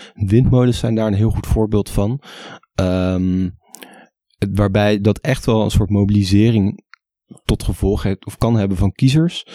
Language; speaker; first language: Dutch; native; Dutch